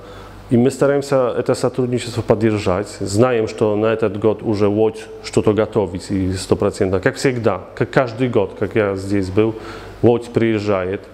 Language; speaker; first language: Russian; non-native, fluent; Polish